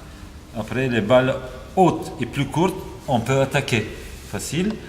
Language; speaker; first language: French; non-native, fluent; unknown